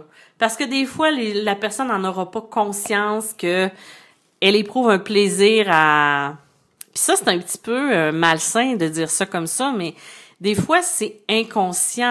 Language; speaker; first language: French; native; French